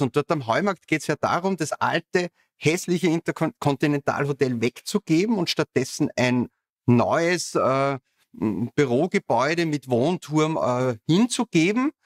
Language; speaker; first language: German; native; German